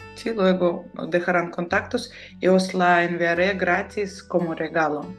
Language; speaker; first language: Spanish; non-native, fluent; Russian